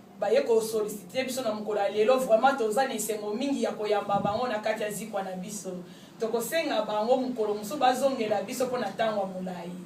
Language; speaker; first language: Lingala; non-native, local second language; Kongo